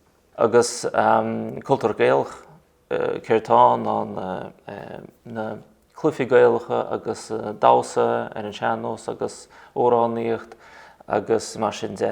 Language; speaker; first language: Irish; non-native, fluent; Russian